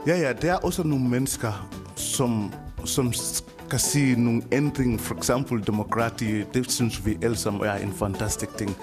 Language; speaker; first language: Danish; non-native, fluent; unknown